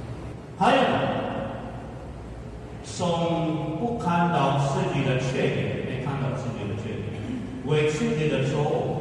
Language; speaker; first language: Chinese; non-native, fluent; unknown